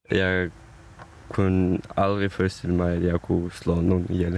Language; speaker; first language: Danish; non-native, fluent; Ukrainian